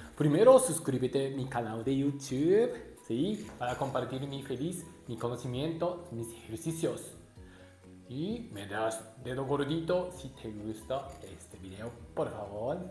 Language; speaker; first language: Spanish; non-native, learner; Japanese